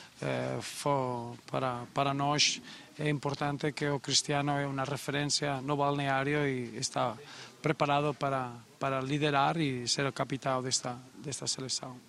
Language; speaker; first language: Portuguese; non-native, learner; Spanish